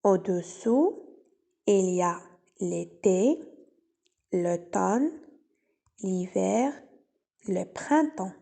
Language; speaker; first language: French; non-native, local second language; Arabic